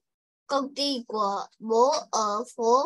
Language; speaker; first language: Vietnamese; early bilingual, heritage; Vietnamese